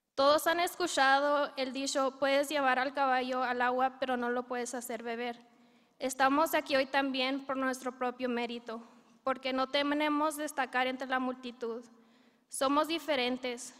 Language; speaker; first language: Spanish; early bilingual, heritage; Spanish